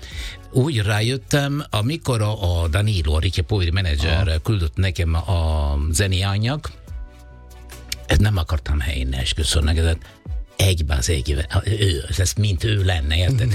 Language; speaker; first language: Hungarian; non-native, fluent; Italian